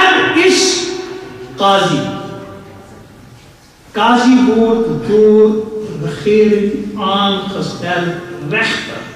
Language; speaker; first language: Dutch; non-native, fluent; Urdu